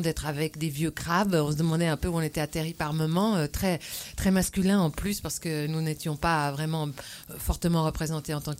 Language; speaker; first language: French; native; French